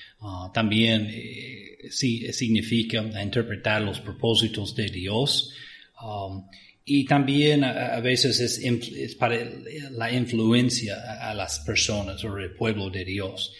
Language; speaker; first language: Spanish; non-native, fluent; English